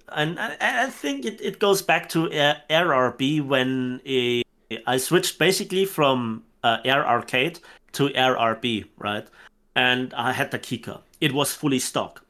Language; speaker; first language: English; non-native, fluent; German